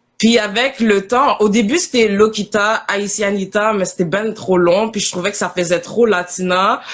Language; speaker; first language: French; early bilingual, other home language; Haitian Creole